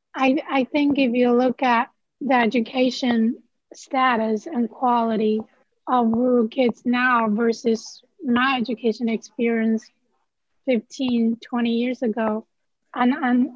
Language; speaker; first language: English; non-native, fluent; Chinese